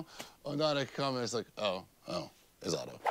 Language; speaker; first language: German; non-native, learner; English